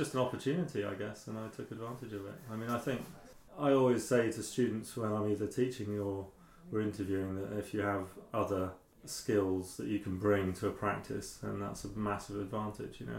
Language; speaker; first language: English; native; English